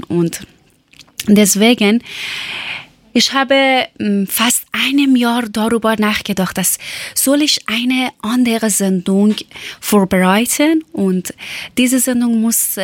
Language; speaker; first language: German; non-native, learner; Persian